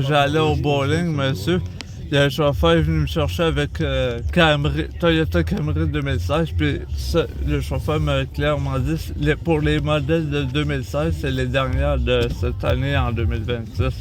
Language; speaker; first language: French; native; French